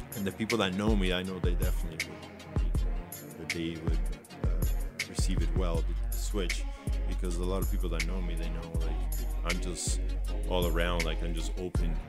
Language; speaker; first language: English; early bilingual, other home language; Spanish